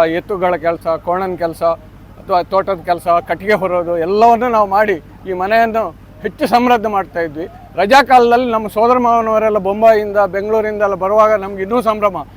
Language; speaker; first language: Kannada; non-native, local second language; Konkani